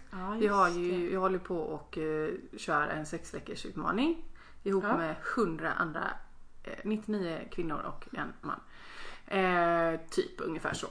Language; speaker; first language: Swedish; native; Swedish